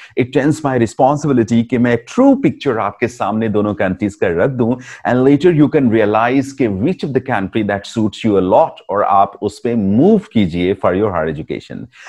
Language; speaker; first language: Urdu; non-native, local second language; Punjabi